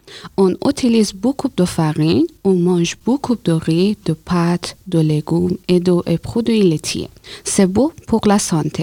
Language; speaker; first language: French; non-native, learner; Persian